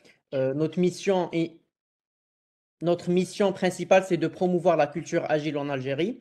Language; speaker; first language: French; non-native, local second language; Arabic